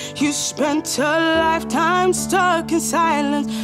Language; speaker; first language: English; native; English